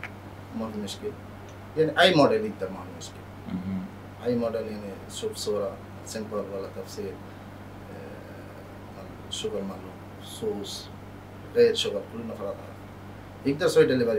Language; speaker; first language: Arabic; non-native, learner; Bangla